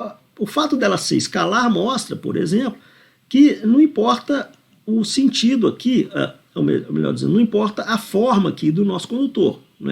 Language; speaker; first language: Portuguese; native; Portuguese